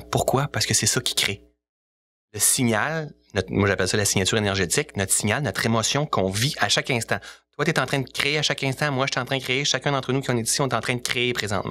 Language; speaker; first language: French; native; French